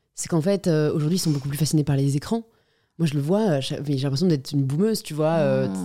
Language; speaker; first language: French; native; French